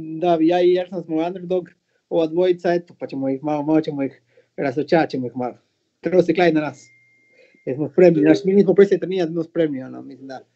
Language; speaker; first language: Bosnian; non-native, fluent; Spanish